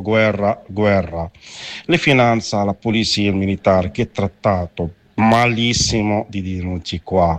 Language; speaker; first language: Italian; non-native, learner; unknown